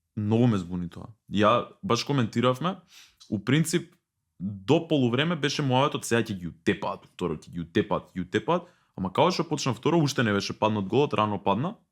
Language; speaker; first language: Macedonian; native; Macedonian